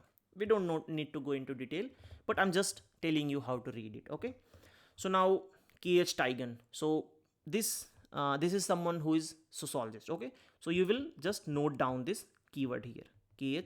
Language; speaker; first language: English; non-native, local second language; Hindi